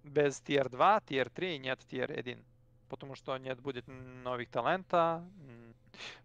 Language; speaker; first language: Russian; non-native, learner; Serbian